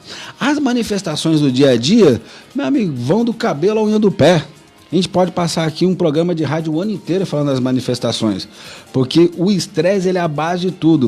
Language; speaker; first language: Portuguese; native; Portuguese